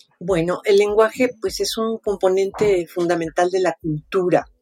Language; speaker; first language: Spanish; native; Spanish